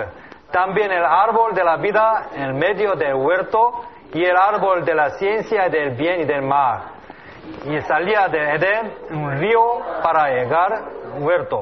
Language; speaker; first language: Spanish; non-native, learner; Korean